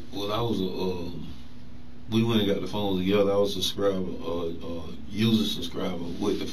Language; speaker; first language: English; native; English